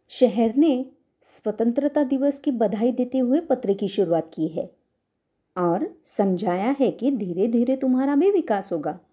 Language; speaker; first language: Hindi; non-native, local second language; Marathi